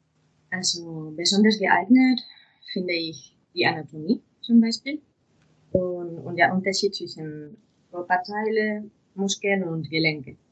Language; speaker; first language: German; non-native, fluent; Spanish